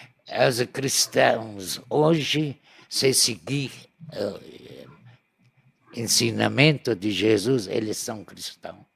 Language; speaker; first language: Portuguese; non-native, learner; Arabic